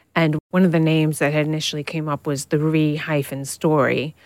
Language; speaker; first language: English; native; English